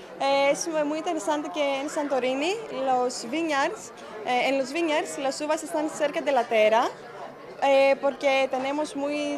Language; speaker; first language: Spanish; non-native, learner; Greek